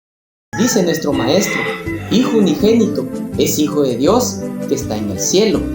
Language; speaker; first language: Spanish; native; Spanish